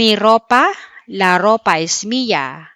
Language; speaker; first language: Spanish; non-native, fluent; Filipino